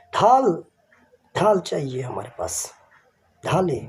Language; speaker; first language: Hindi; non-native, local second language; Marathi